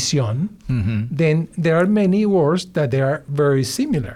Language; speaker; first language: English; non-native, learner; Spanish